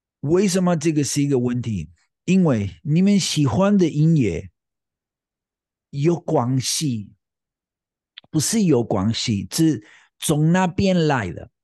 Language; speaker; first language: Chinese; non-native, learner; Spanish